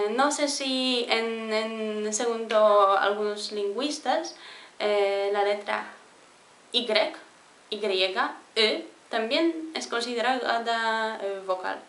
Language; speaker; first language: Spanish; non-native, fluent; Polish